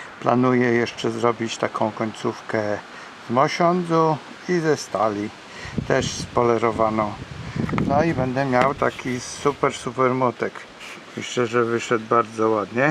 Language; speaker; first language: Polish; native; Polish